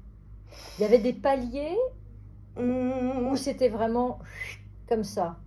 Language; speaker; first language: French; native; French